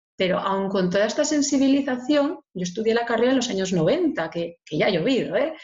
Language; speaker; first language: Spanish; native; Spanish